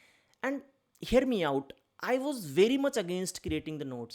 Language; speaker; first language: English; non-native, local second language; Hindi